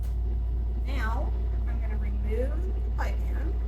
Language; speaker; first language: English; native; English